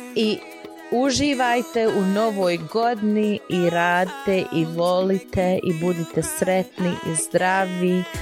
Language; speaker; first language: Croatian; early bilingual, heritage; Croatian